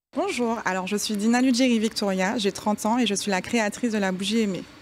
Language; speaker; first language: French; native; French